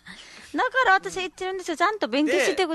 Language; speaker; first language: Japanese; non-native, learner; Nepali